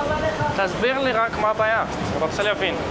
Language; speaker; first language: Hebrew; non-native, fluent; Portuguese